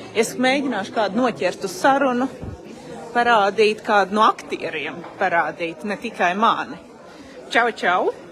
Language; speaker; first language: Latvian; early bilingual, heritage; Latvian